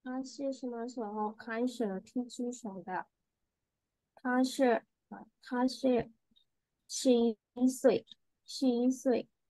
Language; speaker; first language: Chinese; non-native, learner; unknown